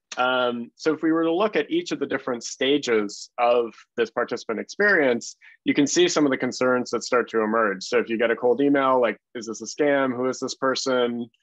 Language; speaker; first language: English; native; English